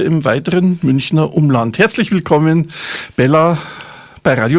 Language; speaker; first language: German; native; German